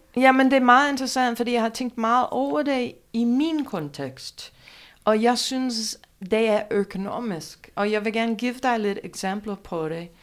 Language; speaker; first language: Danish; non-native, fluent; English